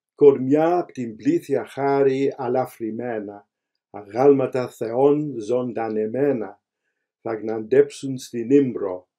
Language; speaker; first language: Greek; non-native, fluent; English